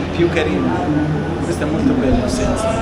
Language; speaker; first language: Italian; non-native, learner; Arabic